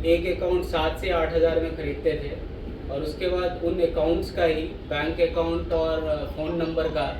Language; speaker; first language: Hindi; non-native, local second language; Marathi